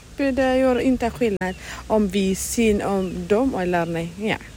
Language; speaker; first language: Swedish; non-native, learner; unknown